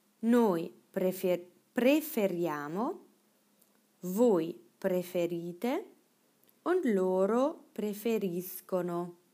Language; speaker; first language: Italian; non-native, fluent; German